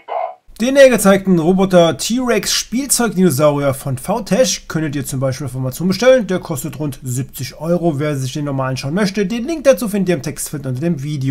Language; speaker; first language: German; native; German